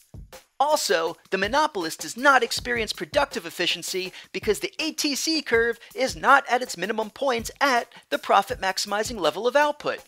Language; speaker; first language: English; native; English